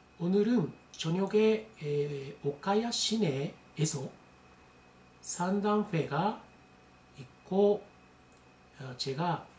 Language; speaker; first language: Korean; non-native, learner; Japanese